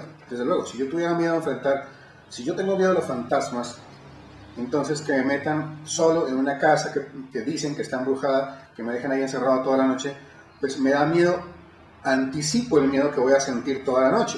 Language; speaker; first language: Spanish; native; Spanish